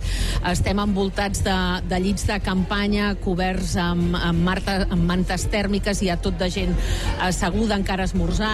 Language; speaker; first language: Catalan; native; Catalan